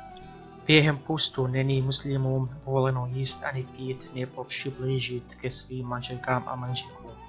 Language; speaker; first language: Czech; non-native, learner; Arabic